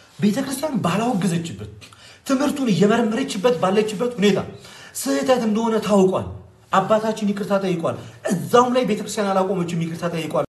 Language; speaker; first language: Amharic; non-native, local second language; Oromo